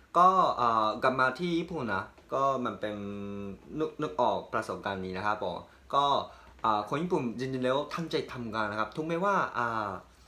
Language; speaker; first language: Thai; non-native, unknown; Japanese